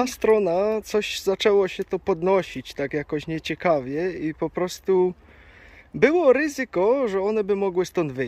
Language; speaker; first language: Polish; native; Polish